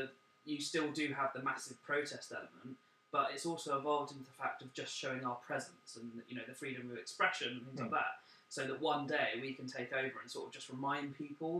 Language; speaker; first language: English; native; English